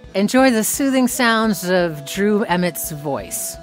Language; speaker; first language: English; native; English